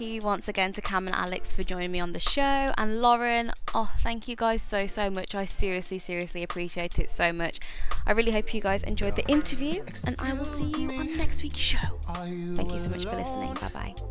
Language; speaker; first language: English; native; English